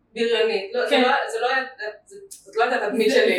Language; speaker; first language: Hebrew; early bilingual, other home language; Russian